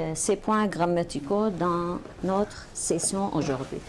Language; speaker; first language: French; non-native, local second language; Arabic